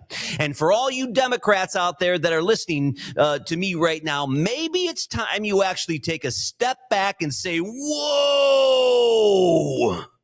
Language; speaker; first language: English; native; English